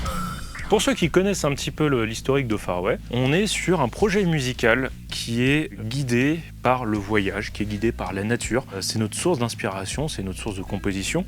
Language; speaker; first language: French; native; French